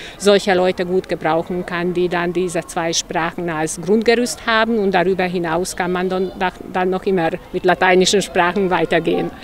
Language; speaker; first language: German; non-native, local second language; Hungarian